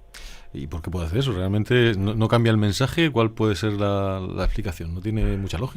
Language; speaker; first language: Spanish; native; Spanish